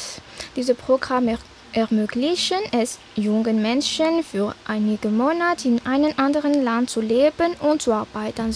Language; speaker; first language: German; non-native, fluent; Malagasy